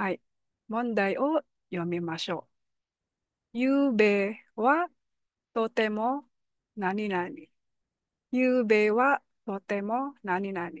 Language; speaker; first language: Japanese; non-native, fluent; Filipino